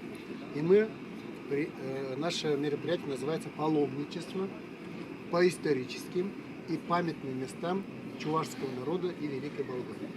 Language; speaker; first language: Russian; non-native, local second language; Chuvash